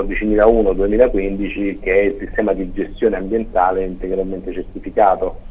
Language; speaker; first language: Italian; native; Italian